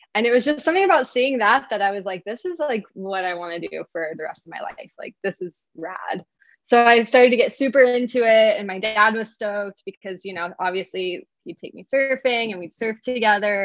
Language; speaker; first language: English; native; English